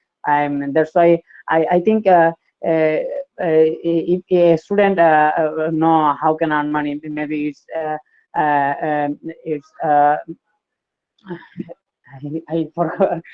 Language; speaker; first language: English; non-native, learner; Bangla